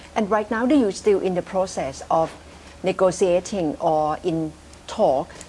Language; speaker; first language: English; non-native, fluent; Thai